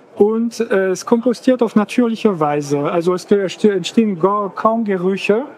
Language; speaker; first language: German; non-native, fluent; French